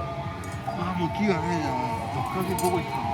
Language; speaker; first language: Japanese; native; Japanese